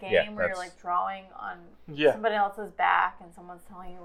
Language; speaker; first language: English; native; English